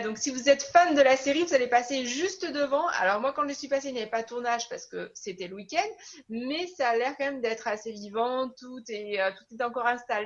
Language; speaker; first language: French; native; French